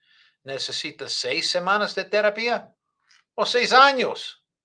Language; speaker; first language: Spanish; non-native, learner; English